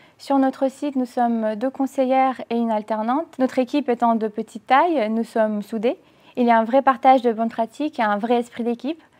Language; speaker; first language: French; non-native, fluent; Romanian